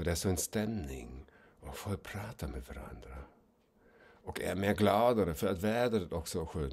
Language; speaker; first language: Swedish; non-native, fluent; German